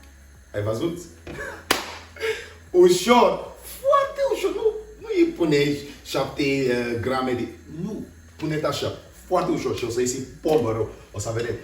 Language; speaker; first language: Romanian; non-native, learner; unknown